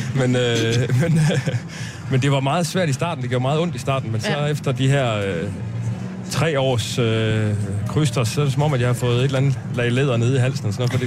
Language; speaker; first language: Danish; native; Danish